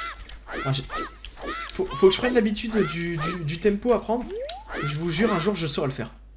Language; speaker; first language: French; native; French